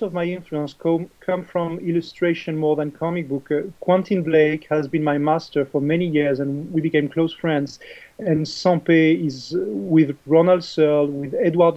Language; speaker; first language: English; non-native, fluent; French